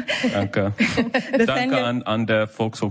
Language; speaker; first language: German; non-native, fluent; English